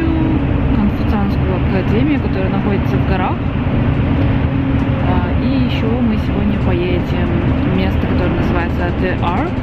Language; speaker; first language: Russian; non-native, local second language; Kazakh